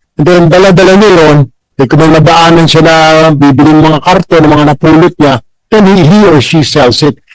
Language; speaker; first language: Filipino; native; Filipino